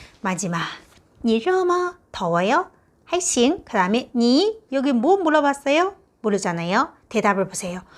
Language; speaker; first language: Korean; non-native, fluent; Chinese